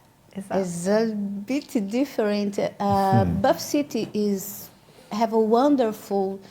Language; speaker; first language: English; non-native, learner; Portuguese